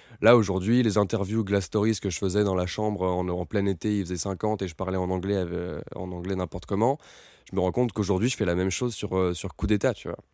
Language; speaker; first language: French; native; French